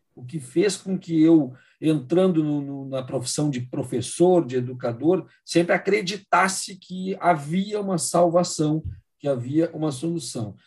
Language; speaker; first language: Portuguese; native; Portuguese